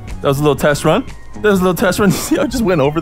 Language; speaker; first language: English; native; English